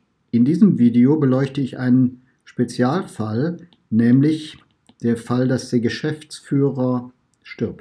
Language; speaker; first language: German; native; German